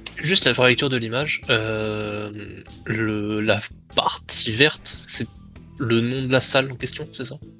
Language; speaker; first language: French; native; French